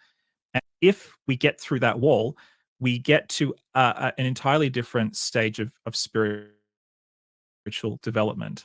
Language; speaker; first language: English; native; English